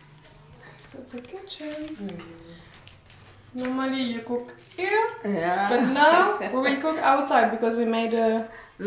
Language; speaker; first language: English; non-native, learner; French